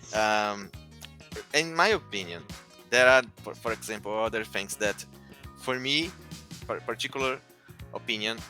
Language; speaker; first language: English; non-native, learner; Portuguese